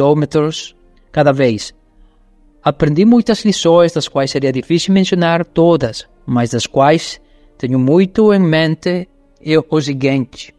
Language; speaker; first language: Portuguese; non-native, fluent; Spanish